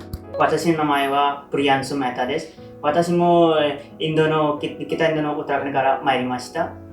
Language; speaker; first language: Japanese; non-native, learner; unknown